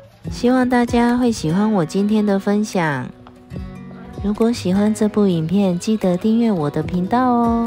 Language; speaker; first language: Chinese; native; Chinese